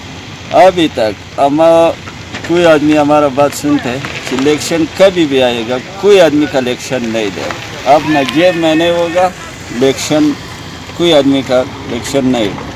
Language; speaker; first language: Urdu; non-native, local second language; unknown